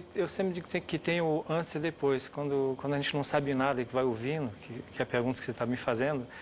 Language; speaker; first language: Portuguese; non-native, fluent; French